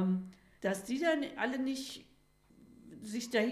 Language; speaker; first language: German; native; German